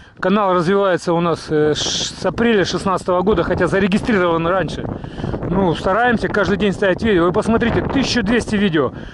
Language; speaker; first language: Russian; native; Russian